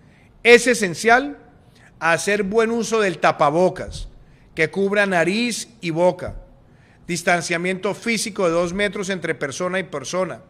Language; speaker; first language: Spanish; native; Spanish